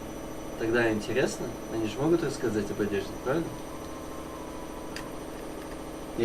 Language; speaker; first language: Russian; native; Russian